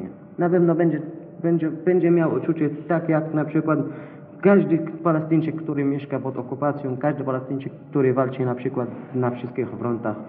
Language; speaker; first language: Polish; non-native, learner; Arabic